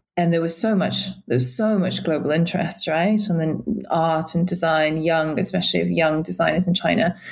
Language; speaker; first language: English; native; English